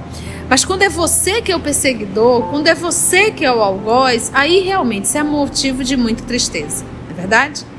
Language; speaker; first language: Portuguese; native; Portuguese